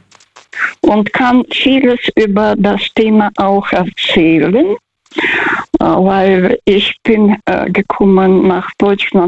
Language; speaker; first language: German; early bilingual, other home language; Russian